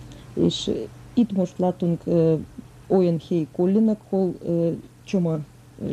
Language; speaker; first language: Hungarian; non-native, fluent; Russian